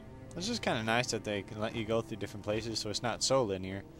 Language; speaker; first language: English; native; English